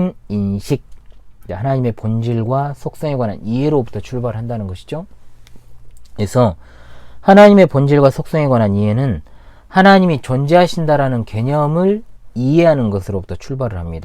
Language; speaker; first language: Korean; native; Korean